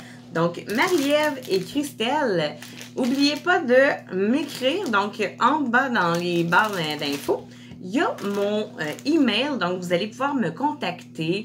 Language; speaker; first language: French; native; French